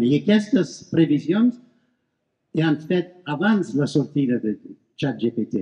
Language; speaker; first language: Catalan; non-native, fluent; English